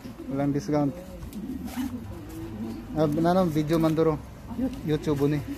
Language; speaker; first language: Korean; non-native, learner; Filipino